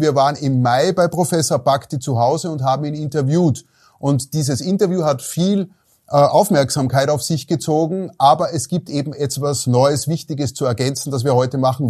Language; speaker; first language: German; native; German